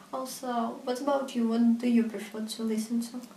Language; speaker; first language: English; non-native, learner; Russian